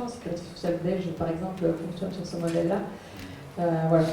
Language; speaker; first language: French; native; French